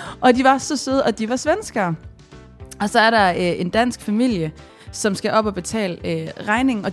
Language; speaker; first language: Danish; native; Danish